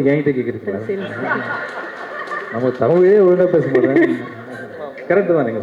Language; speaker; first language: Tamil; native; Tamil